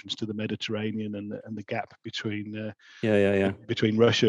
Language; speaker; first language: English; native; English